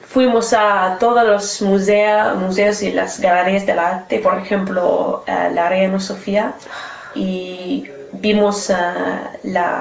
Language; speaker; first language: Spanish; non-native, learner; English